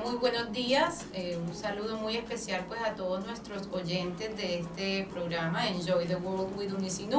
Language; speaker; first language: Spanish; native; Spanish